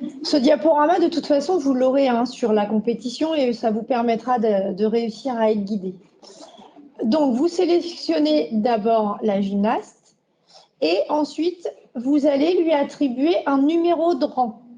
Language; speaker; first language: French; native; French